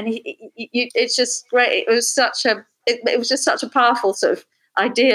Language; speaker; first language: English; native; English